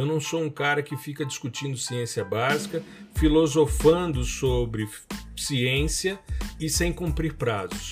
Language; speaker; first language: Portuguese; native; Portuguese